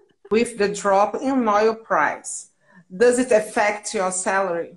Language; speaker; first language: English; non-native, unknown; Portuguese